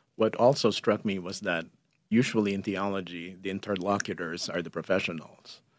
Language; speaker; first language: English; non-native, local second language; Filipino